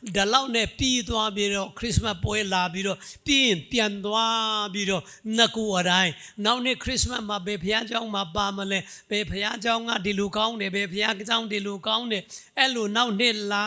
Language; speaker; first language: Burmese; non-native, local second language; Hakha Chin